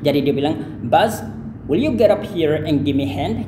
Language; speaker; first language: English; non-native, fluent; Indonesian